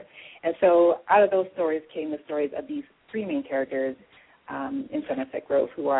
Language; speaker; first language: English; native; English